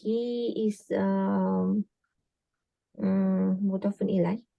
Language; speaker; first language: Arabic; non-native, learner; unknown